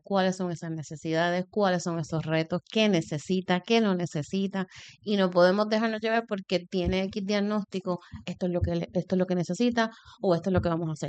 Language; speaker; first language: Spanish; native; Spanish